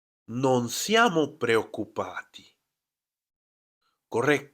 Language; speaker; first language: Italian; non-native, fluent; Spanish